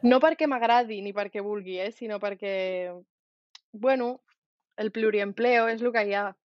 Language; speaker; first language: Catalan; native; Catalan